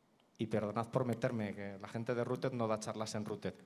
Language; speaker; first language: Spanish; native; Spanish